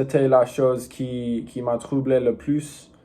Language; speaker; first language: French; non-native, learner; English